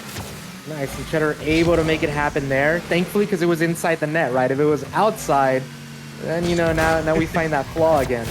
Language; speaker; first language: English; native; English